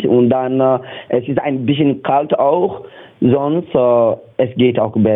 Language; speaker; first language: German; non-native, learner; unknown